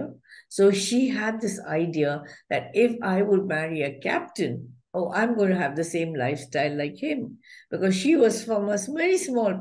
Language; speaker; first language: English; non-native, local second language; Malayalam